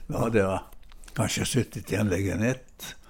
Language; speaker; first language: Swedish; non-native, fluent; Italian